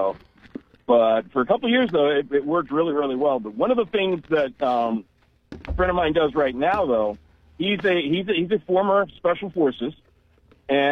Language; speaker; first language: English; native; English